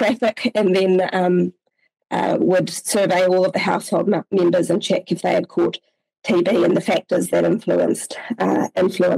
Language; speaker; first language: English; native; English